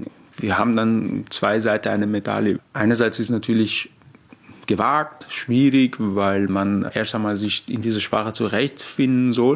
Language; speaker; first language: German; non-native, fluent; Persian